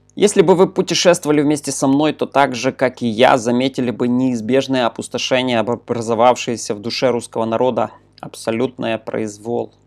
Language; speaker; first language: Russian; non-native, local second language; Ukrainian